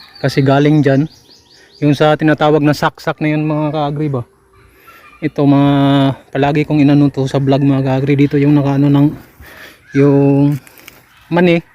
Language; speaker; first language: Filipino; non-native, local second language; Cebuano